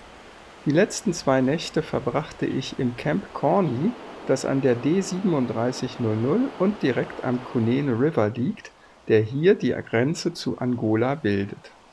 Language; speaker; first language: German; native; German